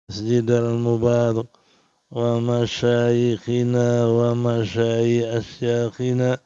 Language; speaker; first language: Arabic; non-native, fluent; Indonesian